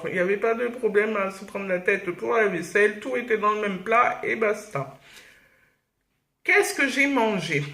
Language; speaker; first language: French; native; French